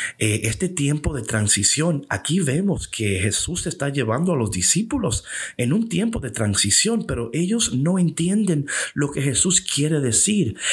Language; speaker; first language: Spanish; early bilingual, heritage; English